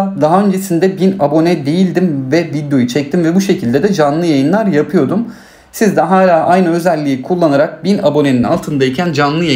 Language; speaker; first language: Turkish; native; Turkish